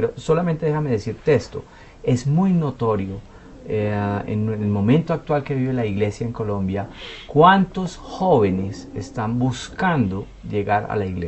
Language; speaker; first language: Spanish; native; Spanish